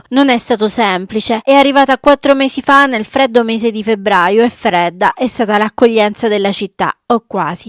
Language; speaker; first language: Italian; native; Italian